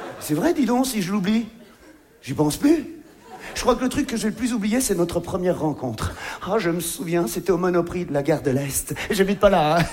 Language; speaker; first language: French; native; French